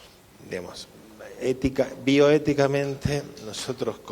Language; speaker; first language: Spanish; native; Spanish